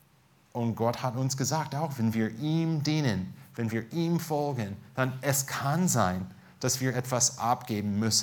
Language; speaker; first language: German; non-native, fluent; English